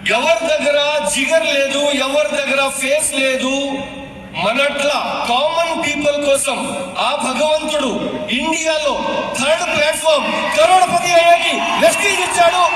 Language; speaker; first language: Telugu; non-native, local second language; Urdu